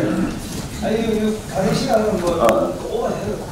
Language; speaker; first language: Korean; native; Korean